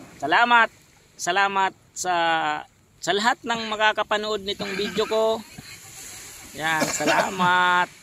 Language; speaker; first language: Filipino; non-native, local second language; Bikol